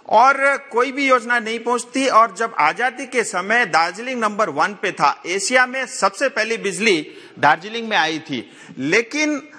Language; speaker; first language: Hindi; non-native, local second language; Nepali